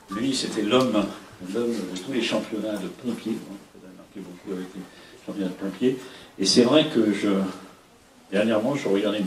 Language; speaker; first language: French; native; French